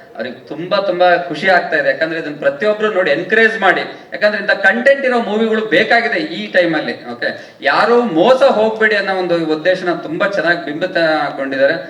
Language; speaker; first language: Kannada; native; Kannada